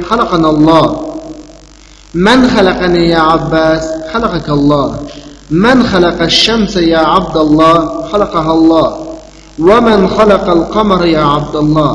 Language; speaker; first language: Arabic; non-native, fluent; Uyghur